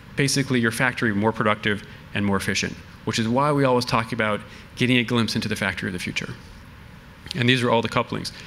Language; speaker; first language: English; native; English